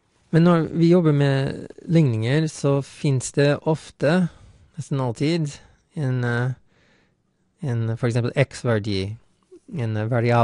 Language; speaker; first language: Norwegian; non-native, fluent; English